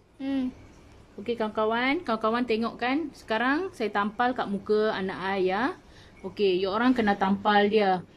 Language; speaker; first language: Malay; non-native, local second language; Tamil